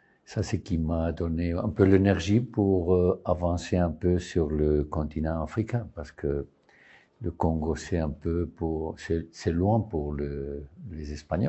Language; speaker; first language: French; non-native, learner; Spanish